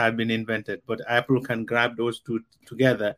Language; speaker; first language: English; non-native, local second language; Mandingo